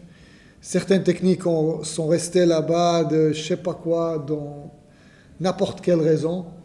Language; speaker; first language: French; non-native, fluent; Hebrew